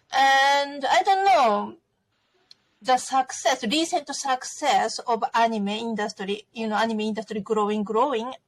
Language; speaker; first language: English; non-native, fluent; Japanese